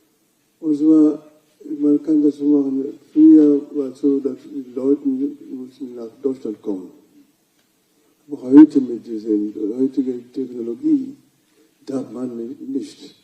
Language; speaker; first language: German; non-native, fluent; Luo (Kenya and Tanzania)